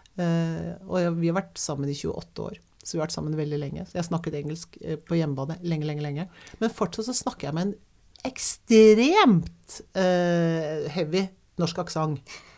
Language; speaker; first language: Norwegian; native; Norwegian